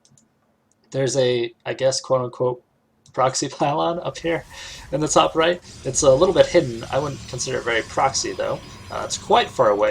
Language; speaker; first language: English; native; English